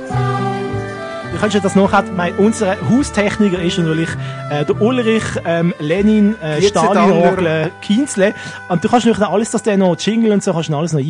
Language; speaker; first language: German; native; German